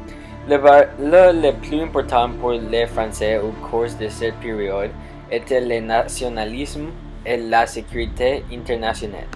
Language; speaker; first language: French; non-native, learner; English